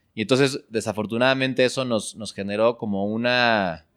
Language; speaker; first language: Spanish; native; Spanish